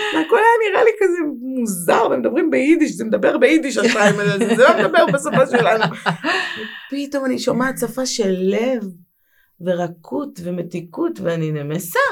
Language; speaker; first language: Hebrew; native; Hebrew